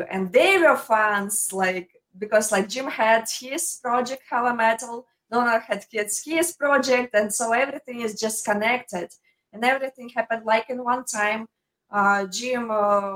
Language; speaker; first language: English; non-native, fluent; Ukrainian